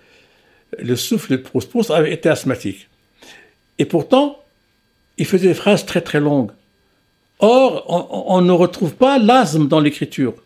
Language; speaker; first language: French; non-native, local second language; Arabic